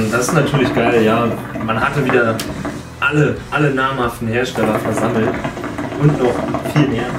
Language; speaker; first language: German; native; German